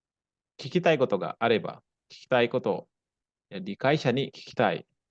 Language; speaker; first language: Japanese; non-native, fluent; Indonesian